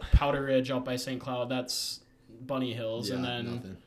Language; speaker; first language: English; native; English